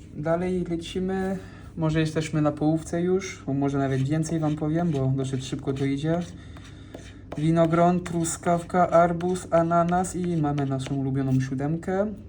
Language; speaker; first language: Polish; non-native, fluent; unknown